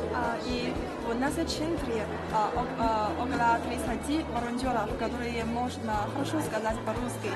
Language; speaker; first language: Russian; non-native, learner; Chinese